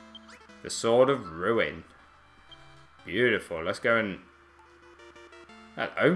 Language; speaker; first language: English; native; English